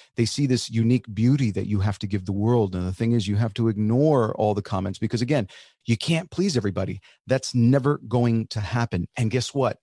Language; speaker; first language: English; early bilingual, other home language; Spanish